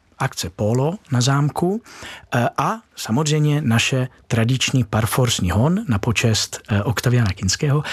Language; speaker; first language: Czech; non-native, fluent; Italian